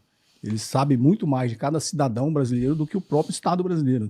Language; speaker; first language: Portuguese; native; Portuguese